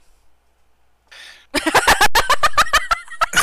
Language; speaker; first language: English; native; English